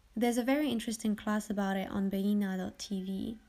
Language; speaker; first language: English; early bilingual, heritage; French